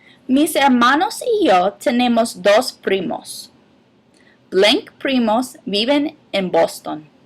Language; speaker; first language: Spanish; non-native, fluent; English